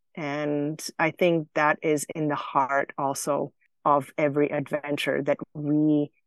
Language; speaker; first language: English; non-native, fluent; Slovenian